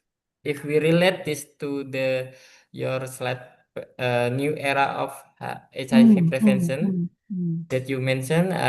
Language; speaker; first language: English; non-native, learner; Indonesian